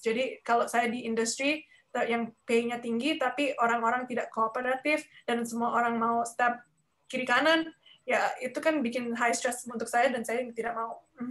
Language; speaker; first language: Indonesian; early bilingual, heritage; Indonesian